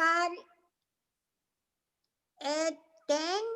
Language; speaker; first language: English; non-native, learner; Spanish